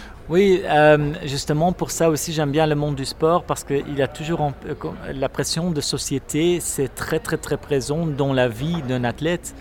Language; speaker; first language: French; non-native, local second language; Dutch